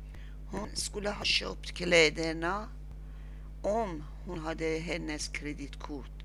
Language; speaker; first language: Swedish; non-native, learner; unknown